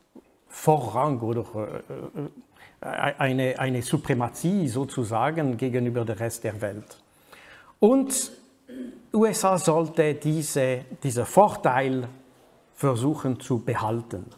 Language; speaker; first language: German; non-native, fluent; French